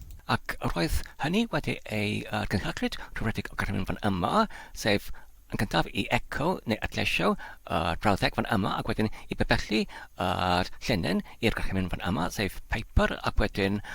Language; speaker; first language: Welsh; non-native, learner; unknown